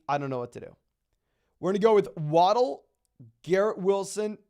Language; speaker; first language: English; native; English